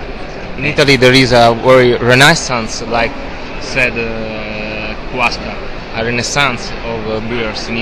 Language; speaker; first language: English; non-native, learner; Italian